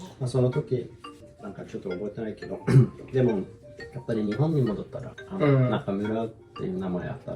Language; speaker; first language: Japanese; non-native, fluent; Swedish